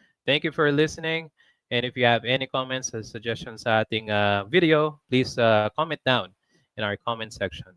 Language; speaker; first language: English; non-native, local second language; Filipino